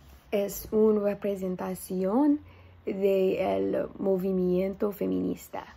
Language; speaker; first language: Spanish; non-native, learner; English